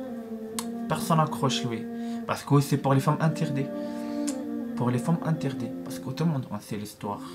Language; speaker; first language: French; non-native, learner; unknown